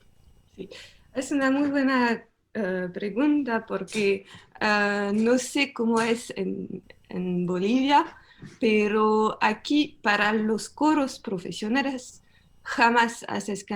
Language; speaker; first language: Spanish; non-native, learner; French